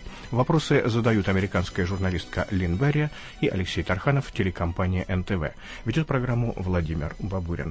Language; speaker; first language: Russian; native; Russian